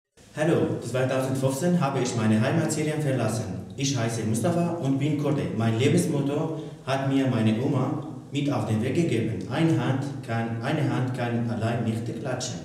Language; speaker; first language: German; non-native, fluent; Kurdish